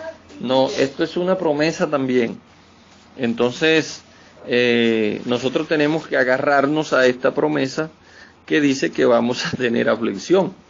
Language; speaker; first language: Spanish; native; Spanish